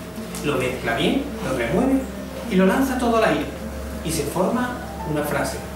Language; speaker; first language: Spanish; native; Spanish